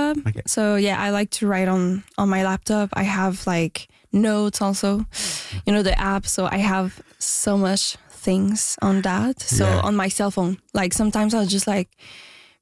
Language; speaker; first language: English; non-native, fluent; French